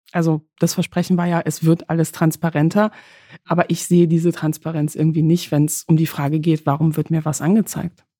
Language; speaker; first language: German; early bilingual, other home language; Polish